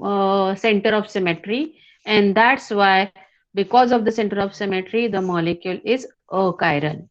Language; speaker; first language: English; non-native, local second language; Hindi